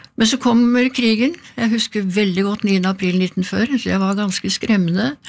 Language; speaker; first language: Norwegian; native; Norwegian